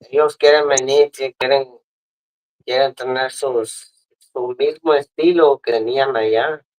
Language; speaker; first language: Spanish; early bilingual, other home language; English